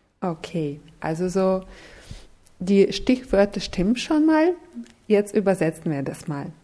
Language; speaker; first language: German; non-native, fluent; Russian